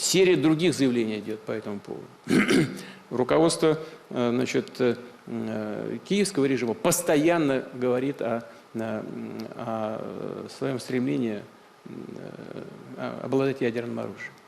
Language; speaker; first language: Russian; native; Russian